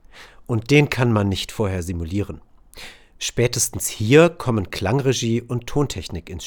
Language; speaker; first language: German; native; German